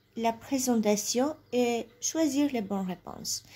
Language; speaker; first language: French; non-native, fluent; Albanian